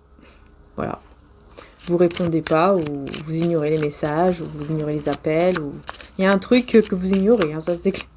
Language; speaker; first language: French; native; French